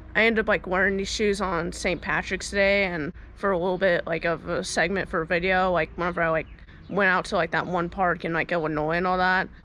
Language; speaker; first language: English; native; English